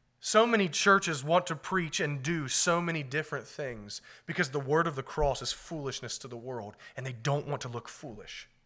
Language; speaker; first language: English; native; English